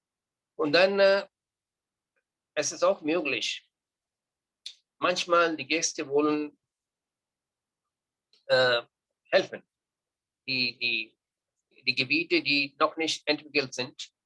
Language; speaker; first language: German; non-native, learner; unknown